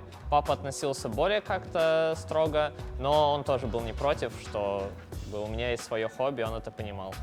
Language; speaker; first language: Russian; native; Russian